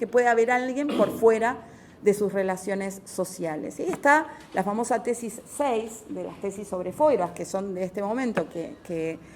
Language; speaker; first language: Spanish; native; Spanish